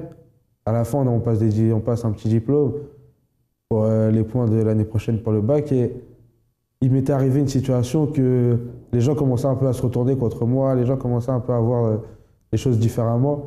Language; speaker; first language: French; native; French